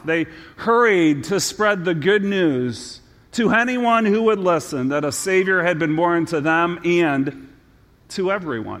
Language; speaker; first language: English; native; English